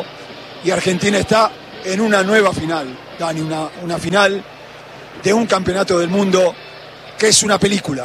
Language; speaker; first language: Spanish; native; Spanish